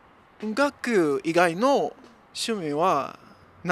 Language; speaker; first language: Japanese; non-native, learner; English